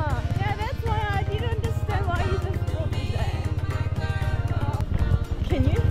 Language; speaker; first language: English; non-native, fluent; Korean